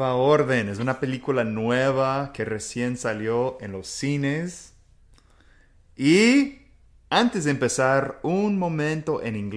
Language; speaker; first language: Spanish; non-native, fluent; English